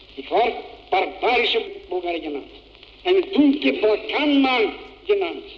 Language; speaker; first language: German; non-native, fluent; Bulgarian